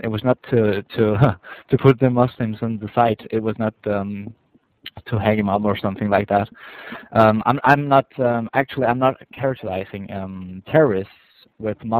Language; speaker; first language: English; non-native, fluent; Danish